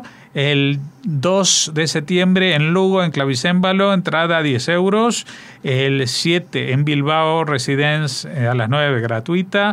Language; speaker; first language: Spanish; native; Spanish